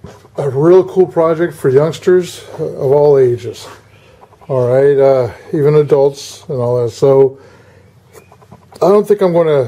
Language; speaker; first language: English; native; English